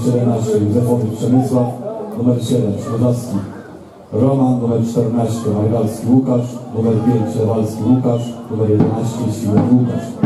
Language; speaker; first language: Polish; native; Polish